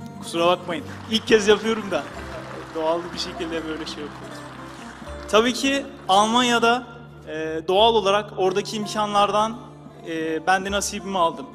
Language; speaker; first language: Turkish; early bilingual, heritage; Turkish